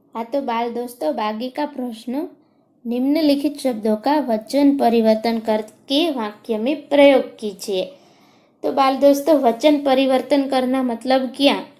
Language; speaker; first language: Hindi; non-native, local second language; Gujarati